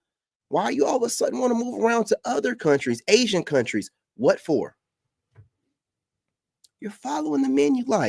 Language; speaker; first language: English; native; English